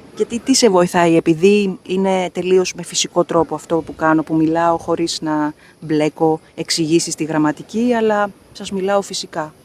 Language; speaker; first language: Greek; native; Greek